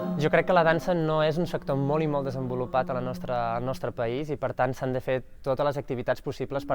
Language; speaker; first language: Catalan; native; Catalan